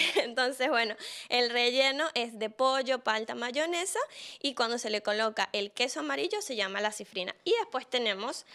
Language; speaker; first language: Spanish; native; Spanish